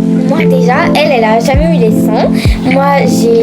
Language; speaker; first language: French; native; French